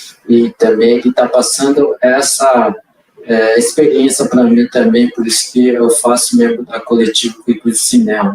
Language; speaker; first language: Portuguese; non-native, local second language; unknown